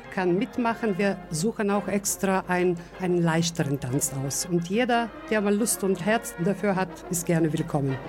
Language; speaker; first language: German; non-native, fluent; Bulgarian